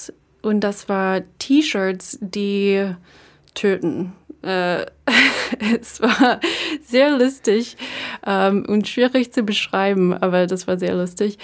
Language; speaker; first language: German; non-native, fluent; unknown